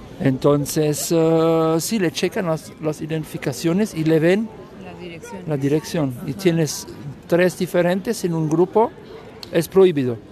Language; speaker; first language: Spanish; non-native, learner; German